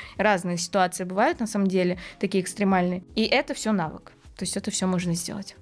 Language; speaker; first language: Russian; native; Russian